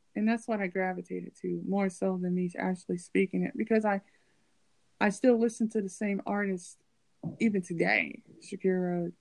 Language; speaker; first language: English; native; English